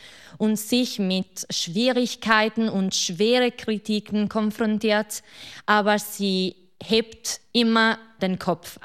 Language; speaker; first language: German; non-native, local second language; Italian